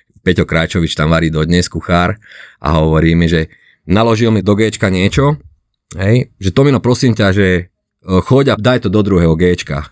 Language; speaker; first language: Slovak; non-native, local second language; Hungarian